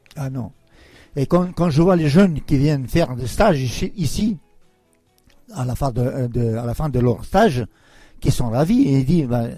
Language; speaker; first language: French; non-native, fluent; Albanian